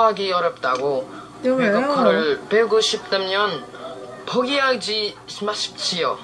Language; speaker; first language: Korean; non-native, learner; Filipino